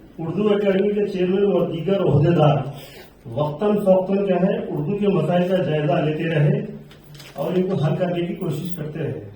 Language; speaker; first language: Urdu; native; Urdu